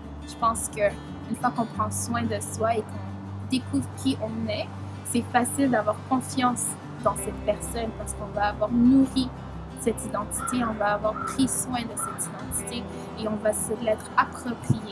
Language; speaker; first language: French; early bilingual, other home language; Haitian Creole